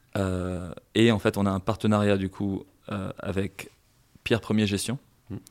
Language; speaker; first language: French; non-native, local second language; Arabic